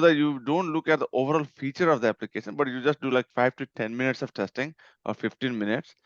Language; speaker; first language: English; non-native, local second language; Nepali